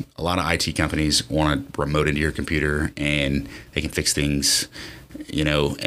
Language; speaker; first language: English; native; English